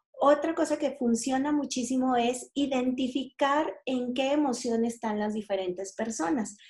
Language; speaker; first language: Spanish; native; Spanish